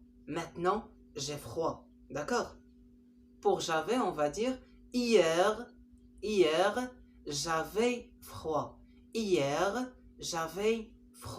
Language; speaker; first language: French; non-native, local second language; Arabic